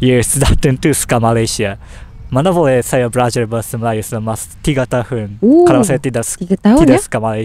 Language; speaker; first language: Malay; non-native, fluent; Japanese